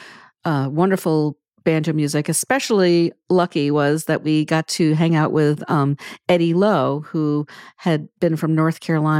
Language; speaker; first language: English; native; English